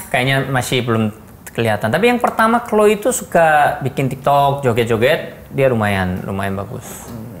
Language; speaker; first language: Indonesian; non-native, fluent; Korean